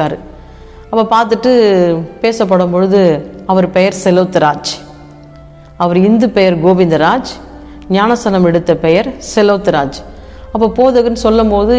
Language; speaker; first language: Tamil; native; Tamil